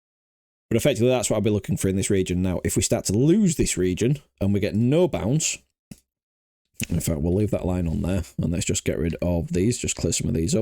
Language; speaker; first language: English; native; English